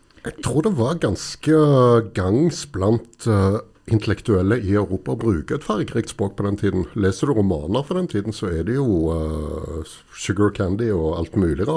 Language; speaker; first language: Norwegian; native; Norwegian